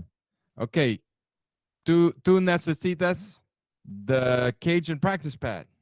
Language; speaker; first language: Spanish; non-native, learner; English